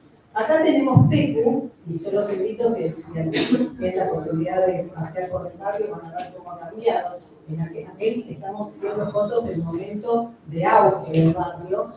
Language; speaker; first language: Spanish; native; Spanish